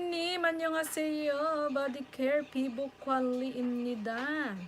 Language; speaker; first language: Korean; non-native, learner; Filipino